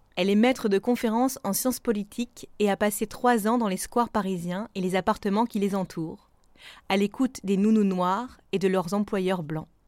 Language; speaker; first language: French; native; French